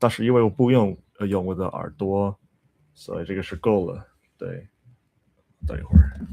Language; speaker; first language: Chinese; non-native, learner; English